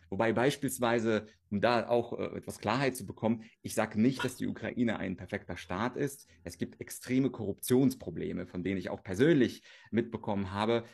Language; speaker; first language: German; early bilingual, other home language; Russian